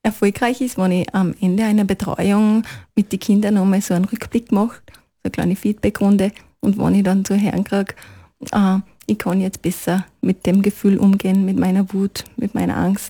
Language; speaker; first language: German; native; German